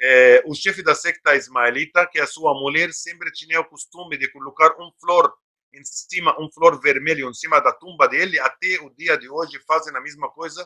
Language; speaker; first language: Portuguese; non-native, fluent; Arabic